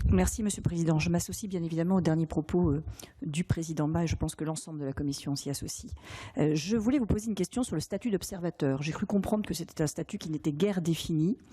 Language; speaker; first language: French; native; French